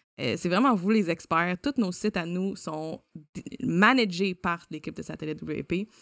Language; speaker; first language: French; native; French